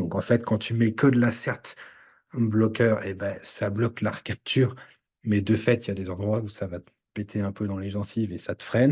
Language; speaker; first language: French; native; French